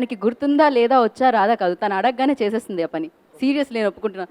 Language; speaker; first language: Telugu; native; Telugu